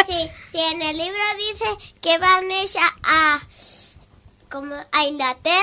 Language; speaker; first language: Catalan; non-native, local second language; Spanish